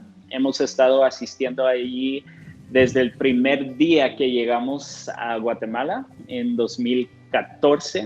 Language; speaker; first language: Spanish; non-native, fluent; English